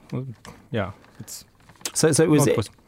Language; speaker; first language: English; non-native, learner; Russian